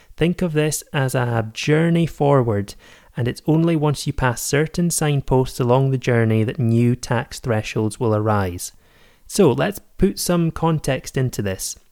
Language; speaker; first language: English; native; English